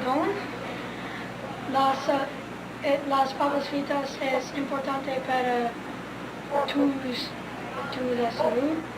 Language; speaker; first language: Spanish; non-native, learner; English